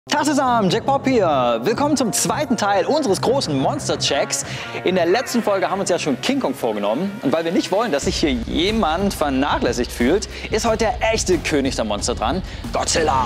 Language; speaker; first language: German; native; German